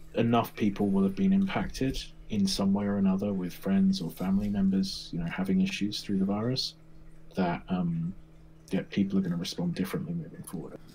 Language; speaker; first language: English; native; English